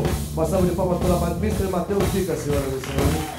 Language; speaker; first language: Portuguese; native; Portuguese